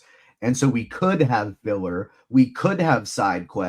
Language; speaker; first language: English; native; English